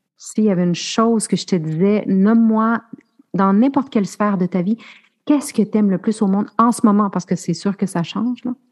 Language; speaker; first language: French; native; French